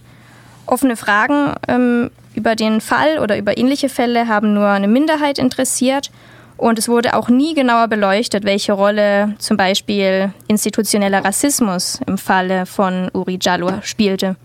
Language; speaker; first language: German; native; German